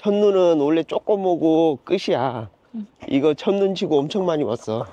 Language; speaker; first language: Korean; native; Korean